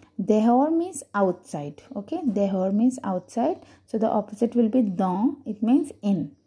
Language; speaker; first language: English; non-native, local second language; Hindi